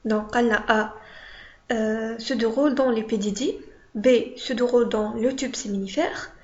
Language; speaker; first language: French; non-native, local second language; Arabic